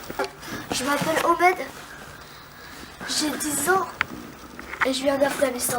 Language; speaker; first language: French; native; French